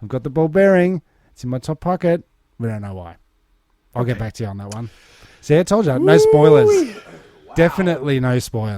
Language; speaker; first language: English; native; English